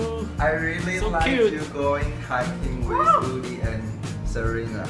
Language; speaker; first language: English; non-native, learner; Chinese